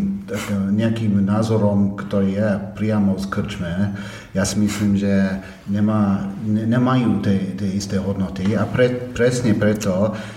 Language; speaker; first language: Slovak; non-native, fluent; English